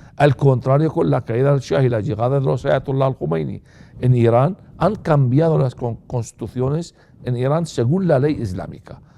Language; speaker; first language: Spanish; non-native, fluent; Arabic